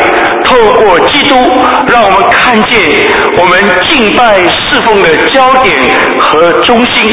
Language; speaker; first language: Chinese; native; Chinese